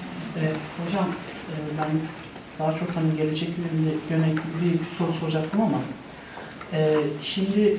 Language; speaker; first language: Turkish; native; Turkish